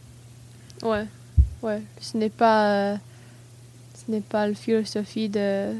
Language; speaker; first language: French; non-native, learner; English